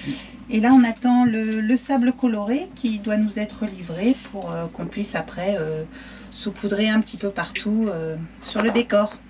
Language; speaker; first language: French; native; French